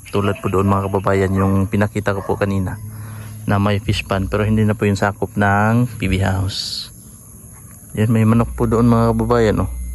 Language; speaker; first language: Filipino; non-native, local second language; Cebuano